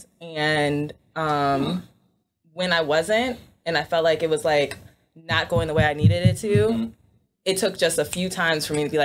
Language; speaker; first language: English; native; English